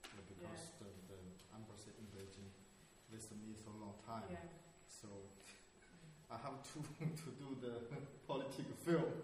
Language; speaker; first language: English; non-native, learner; Chinese